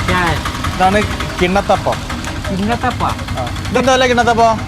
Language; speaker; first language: Malayalam; native; Malayalam